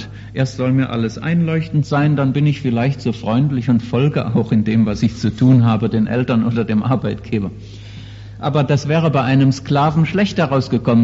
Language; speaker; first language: German; native; German